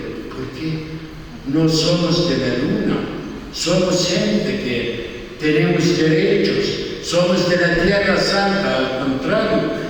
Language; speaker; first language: Spanish; non-native, fluent; Arabic